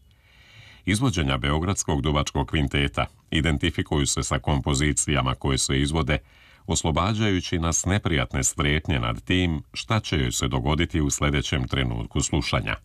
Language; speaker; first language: Serbian; native; Serbian